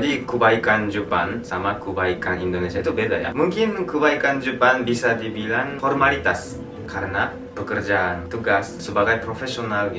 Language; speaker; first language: Indonesian; non-native, fluent; Japanese